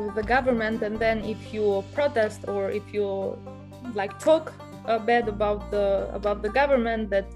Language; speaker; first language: English; non-native, fluent; Albanian